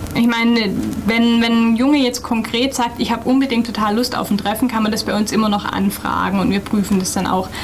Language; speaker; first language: German; native; German